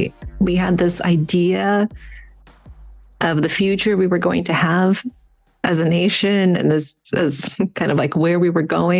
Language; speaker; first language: English; non-native, fluent; Russian